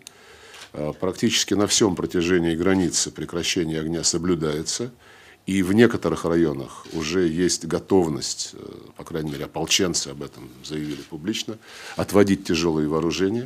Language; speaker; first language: Russian; native; Russian